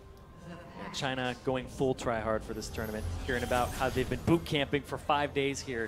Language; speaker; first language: English; native; English